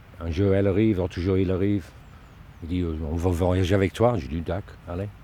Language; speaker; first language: French; non-native, learner; Dutch